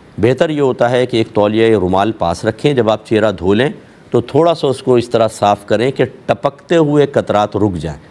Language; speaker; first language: Urdu; native; Urdu